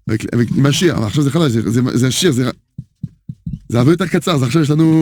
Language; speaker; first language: Hebrew; non-native, fluent; French